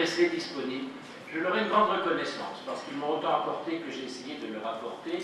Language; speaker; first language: French; native; French